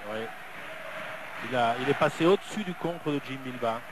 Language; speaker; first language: French; native; French